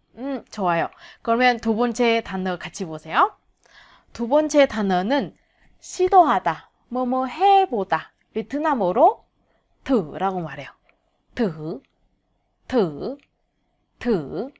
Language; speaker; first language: Korean; non-native, learner; Vietnamese